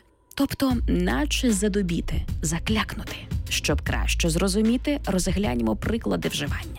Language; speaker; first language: Ukrainian; native; Ukrainian